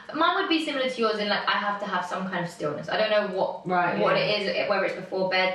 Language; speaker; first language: English; native; English